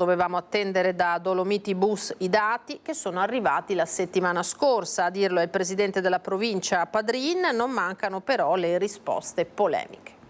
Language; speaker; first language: Italian; native; Italian